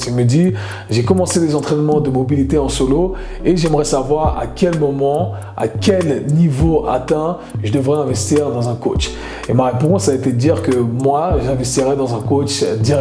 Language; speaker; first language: French; native; French